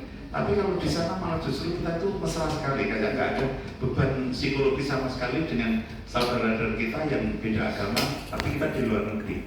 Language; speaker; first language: Indonesian; native; Indonesian